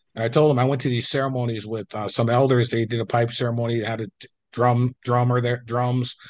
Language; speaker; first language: English; native; English